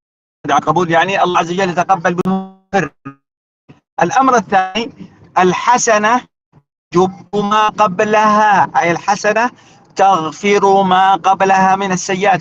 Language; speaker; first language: Arabic; native; Arabic